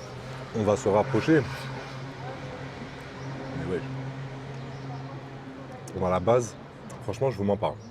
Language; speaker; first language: French; native; French